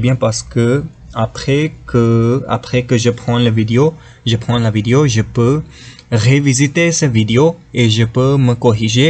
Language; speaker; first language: French; non-native, fluent; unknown